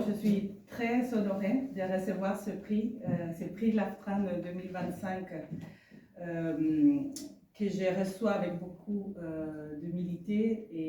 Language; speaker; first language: French; non-native, fluent; Spanish